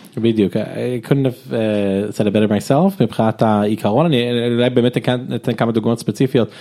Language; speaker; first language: Hebrew; early bilingual, other home language; English